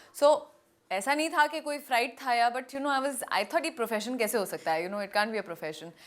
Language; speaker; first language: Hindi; non-native, local second language; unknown